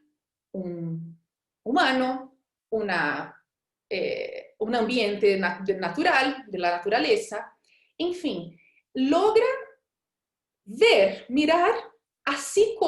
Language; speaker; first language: Spanish; non-native, fluent; Portuguese